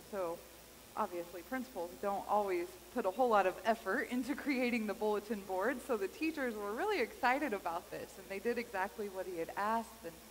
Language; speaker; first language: English; native; English